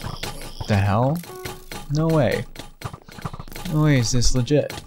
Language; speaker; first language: English; native; English